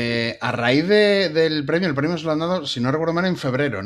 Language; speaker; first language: Spanish; native; Spanish